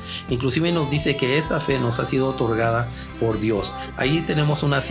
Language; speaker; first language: Spanish; native; Spanish